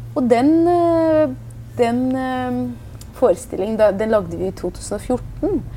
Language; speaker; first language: Norwegian; early bilingual, other home language; Persian